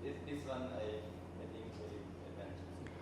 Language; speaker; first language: English; non-native, learner; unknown